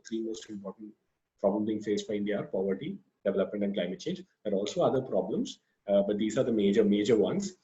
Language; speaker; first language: English; non-native, local second language; Malayalam